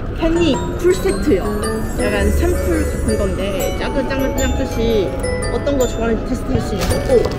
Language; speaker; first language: Korean; non-native, fluent; Chinese